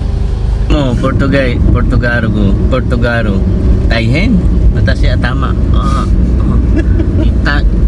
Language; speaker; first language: Japanese; non-native, learner; Filipino